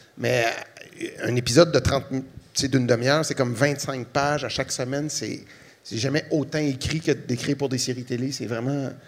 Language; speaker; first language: French; native; French